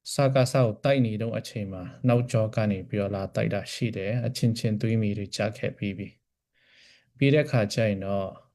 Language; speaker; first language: Burmese; non-native, local second language; Hakha Chin